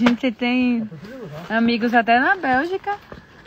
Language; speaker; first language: Portuguese; native; Portuguese